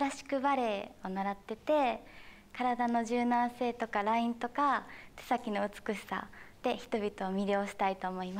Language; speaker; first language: Japanese; native; Japanese